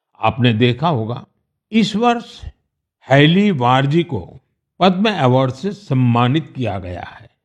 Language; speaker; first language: Hindi; non-native, local second language; Gujarati